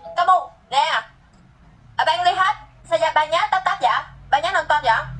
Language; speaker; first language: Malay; non-native, learner; Vietnamese